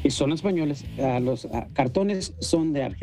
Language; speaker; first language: Spanish; early bilingual, heritage; Spanish